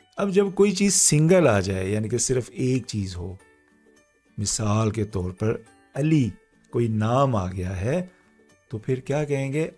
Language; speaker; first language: Urdu; non-native, local second language; Punjabi